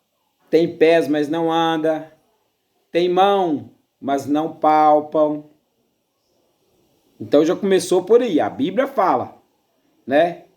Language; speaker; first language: Portuguese; native; Portuguese